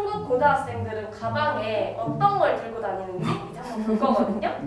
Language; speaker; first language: Korean; native; Korean